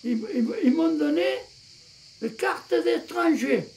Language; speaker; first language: French; early bilingual, other home language; Armenian